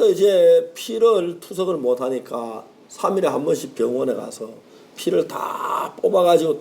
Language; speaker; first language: Korean; native; Korean